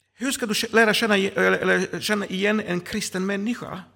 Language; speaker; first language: Swedish; non-native, fluent; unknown